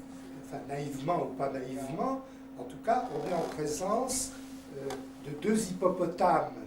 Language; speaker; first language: French; native; French